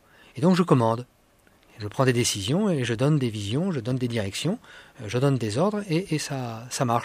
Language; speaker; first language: French; native; French